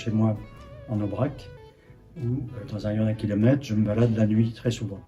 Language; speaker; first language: French; native; French